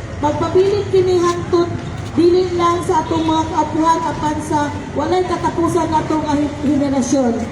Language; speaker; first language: Cebuano; non-native, local second language; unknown